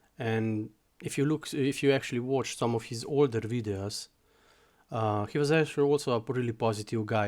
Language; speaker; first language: English; non-native, fluent; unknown